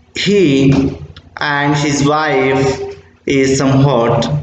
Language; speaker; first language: English; non-native, local second language; Marathi